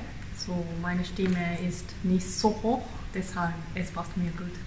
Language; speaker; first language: German; non-native, learner; Japanese